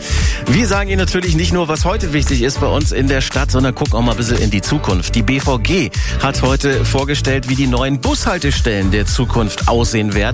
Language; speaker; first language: German; native; German